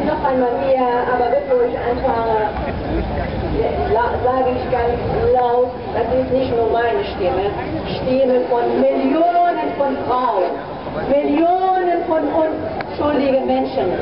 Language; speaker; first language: German; non-native, fluent; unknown